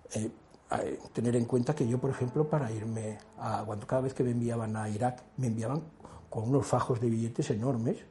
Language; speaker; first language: Spanish; native; Spanish